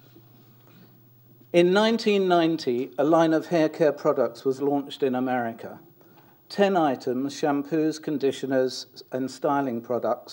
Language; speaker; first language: English; native; English